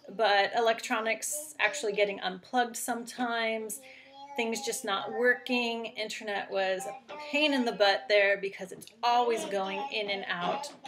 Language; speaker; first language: English; native; English